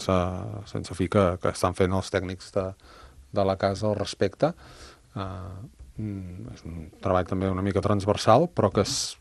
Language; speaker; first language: Catalan; native; Catalan